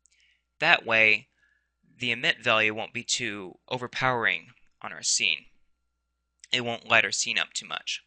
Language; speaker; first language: English; native; English